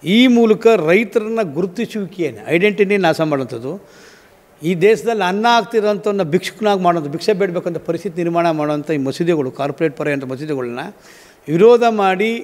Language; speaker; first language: Kannada; native; Kannada